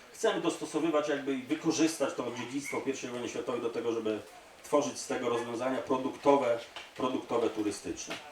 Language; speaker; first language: Polish; native; Polish